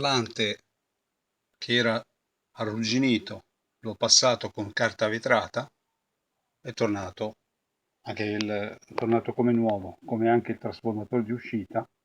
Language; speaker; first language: Italian; native; Italian